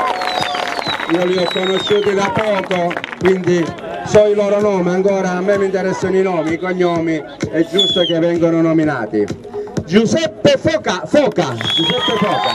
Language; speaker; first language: Italian; native; Italian